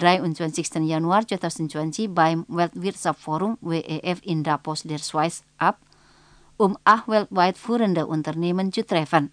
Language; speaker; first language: German; non-native, fluent; Indonesian